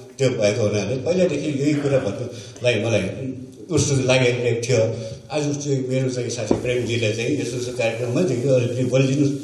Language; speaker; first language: Nepali; non-native, local second language; Newari